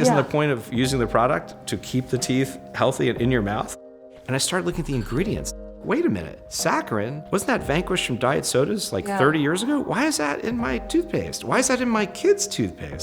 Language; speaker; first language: English; native; English